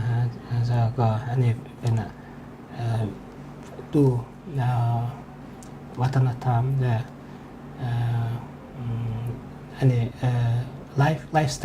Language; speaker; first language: Thai; non-native, learner; Mongolian